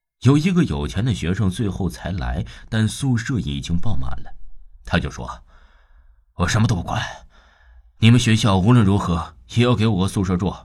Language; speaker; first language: Chinese; non-native, local second language; Cantonese